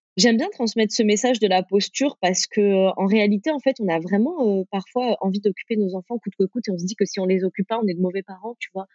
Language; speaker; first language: French; early bilingual, other home language; Arabic